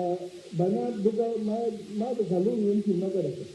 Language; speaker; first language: Arabic; non-native, local second language; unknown